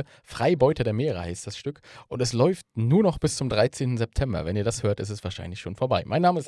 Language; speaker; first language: German; native; German